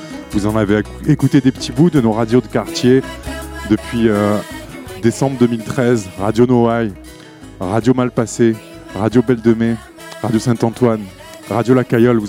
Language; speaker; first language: French; native; French